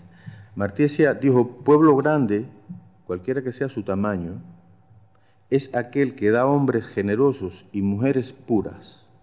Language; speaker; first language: Spanish; native; Spanish